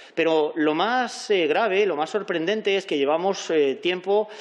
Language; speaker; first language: Spanish; native; Spanish